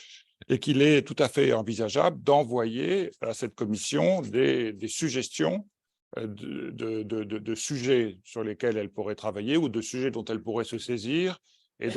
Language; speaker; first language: French; native; French